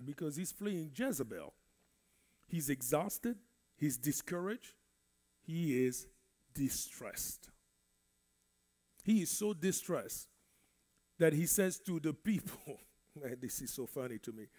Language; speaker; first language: English; non-native, fluent; French